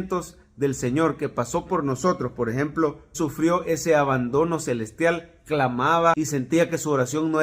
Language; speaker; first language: Spanish; native; Spanish